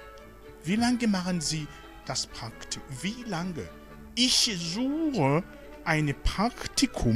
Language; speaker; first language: German; non-native, fluent; Rundi